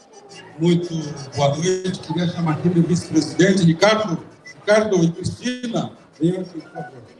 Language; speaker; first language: Portuguese; non-native, fluent; Spanish